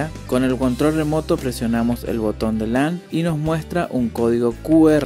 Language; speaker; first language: Spanish; native; Spanish